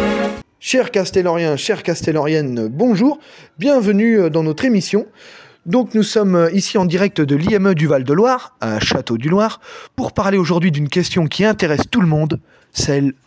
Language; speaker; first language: French; native; French